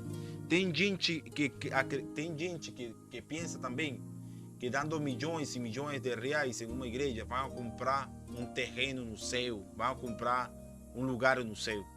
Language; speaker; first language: Portuguese; non-native, fluent; Spanish